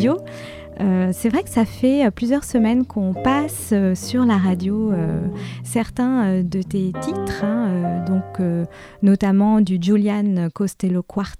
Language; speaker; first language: French; native; French